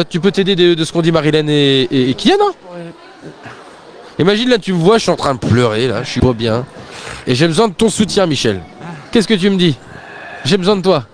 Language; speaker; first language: French; native; French